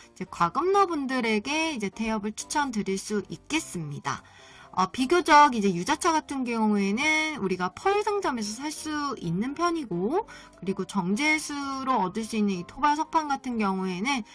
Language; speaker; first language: Korean; native; Korean